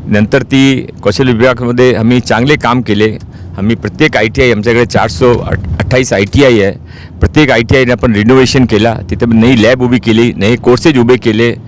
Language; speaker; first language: Marathi; non-native, local second language; Hindi